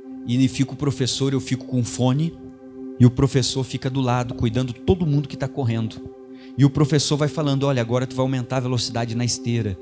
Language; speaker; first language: Portuguese; native; Portuguese